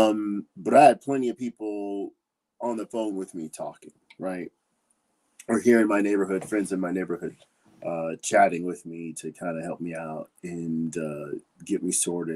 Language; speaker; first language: English; native; English